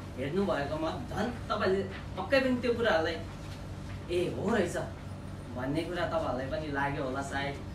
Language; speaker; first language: Nepali; non-native, local second language; Gurung